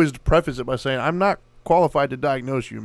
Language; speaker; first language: English; native; English